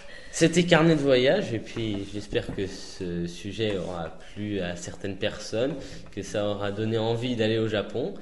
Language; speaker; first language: French; native; French